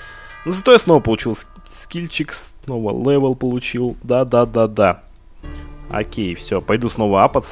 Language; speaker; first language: Russian; native; Russian